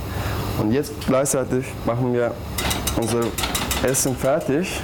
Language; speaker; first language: German; non-native, learner; Turkish